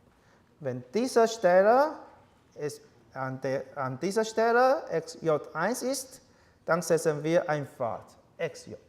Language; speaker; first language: German; non-native, learner; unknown